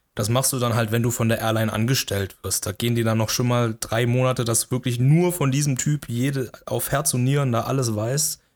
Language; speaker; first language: German; early bilingual, other home language; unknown